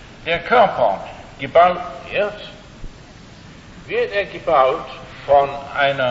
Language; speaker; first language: German; non-native, fluent; English